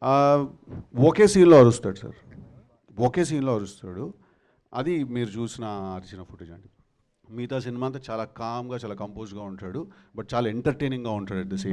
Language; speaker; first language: Telugu; native; Telugu